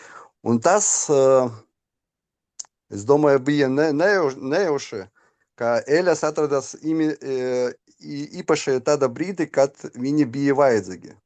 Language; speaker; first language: Latvian; non-native, local second language; Russian